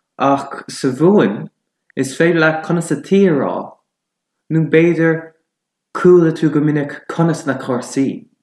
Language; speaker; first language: Irish; non-native, local second language; English